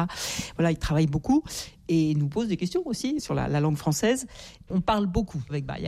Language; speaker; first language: French; native; French